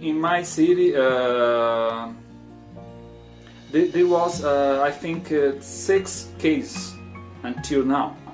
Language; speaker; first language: English; non-native, learner; Portuguese